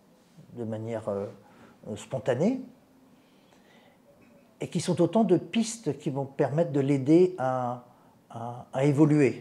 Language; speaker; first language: French; native; French